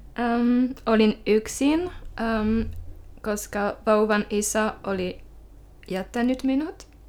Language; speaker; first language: Finnish; non-native, learner; French